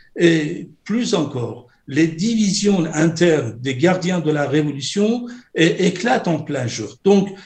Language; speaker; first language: French; non-native, fluent; Persian